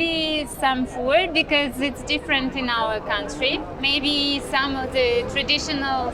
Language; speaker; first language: English; non-native, fluent; Russian